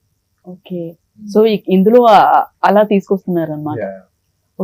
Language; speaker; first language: Telugu; native; Telugu